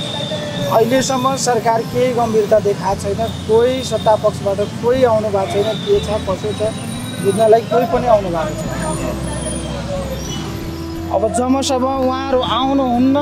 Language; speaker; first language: Nepali; non-native, local second language; Maithili